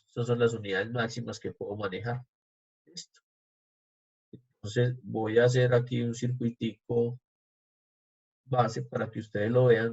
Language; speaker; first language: Spanish; native; Spanish